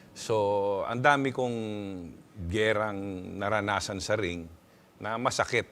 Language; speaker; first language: Filipino; non-native, local second language; Hiligaynon